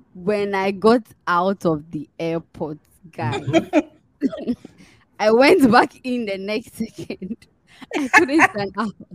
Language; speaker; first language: English; non-native, local second language; Akan